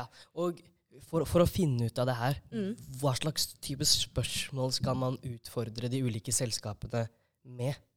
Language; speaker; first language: Norwegian; native; Norwegian